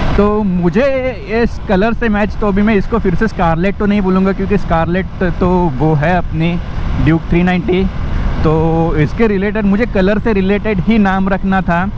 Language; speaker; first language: Hindi; non-native, local second language; Marathi